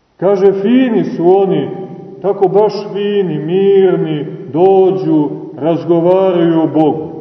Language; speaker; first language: Serbian; native; Serbian